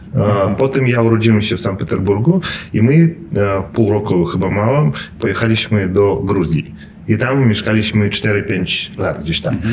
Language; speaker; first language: Polish; non-native, fluent; Russian